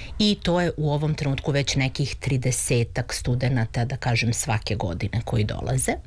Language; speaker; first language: Serbian; native; Serbian